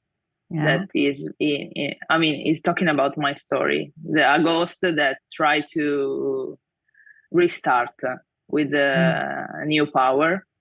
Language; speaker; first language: English; non-native, fluent; Italian